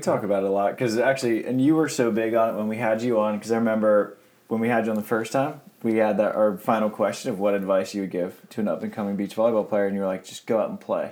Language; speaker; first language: English; native; English